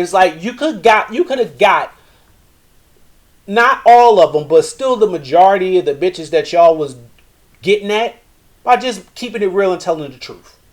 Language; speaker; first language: English; native; English